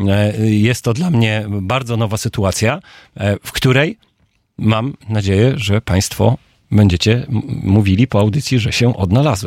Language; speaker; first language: Polish; native; Polish